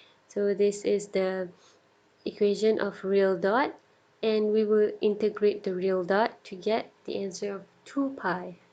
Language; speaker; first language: English; non-native, local second language; Malay